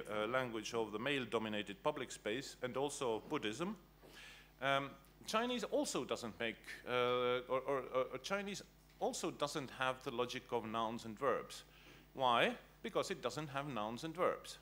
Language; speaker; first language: English; non-native, fluent; Estonian